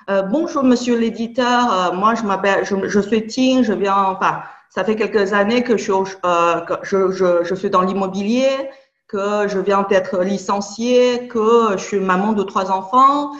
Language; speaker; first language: French; non-native, fluent; Chinese